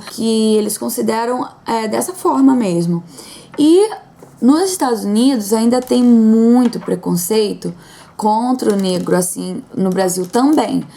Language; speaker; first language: Portuguese; native; Portuguese